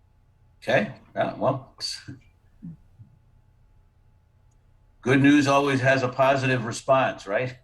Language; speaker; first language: English; native; English